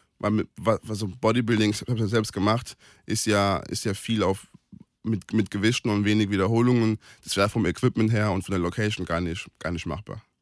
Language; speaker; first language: German; native; German